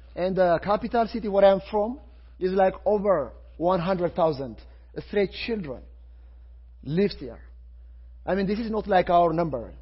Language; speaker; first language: English; non-native, fluent; Amharic